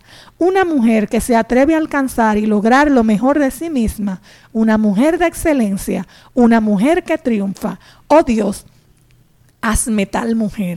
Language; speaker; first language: Spanish; native; Spanish